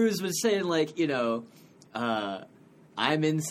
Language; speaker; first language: English; native; English